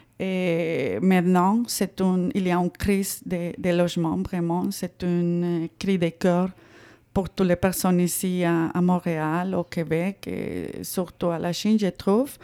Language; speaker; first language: French; non-native, fluent; Spanish